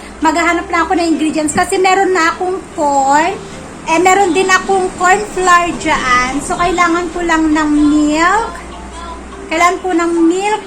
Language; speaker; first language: Filipino; native; Filipino